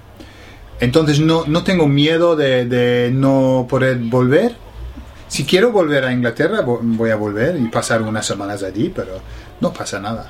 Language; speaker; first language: Spanish; non-native, fluent; English